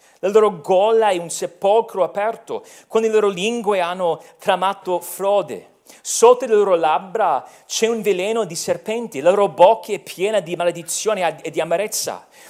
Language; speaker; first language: Italian; non-native, fluent; English